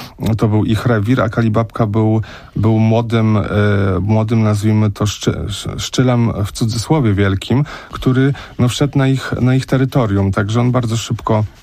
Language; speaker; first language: Polish; native; Polish